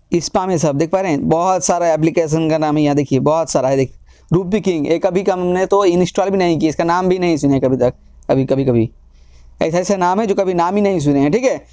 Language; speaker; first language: Hindi; non-native, local second language; Bangla